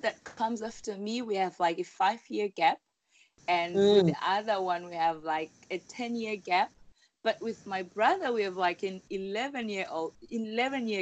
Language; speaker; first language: English; non-native, local second language; Shona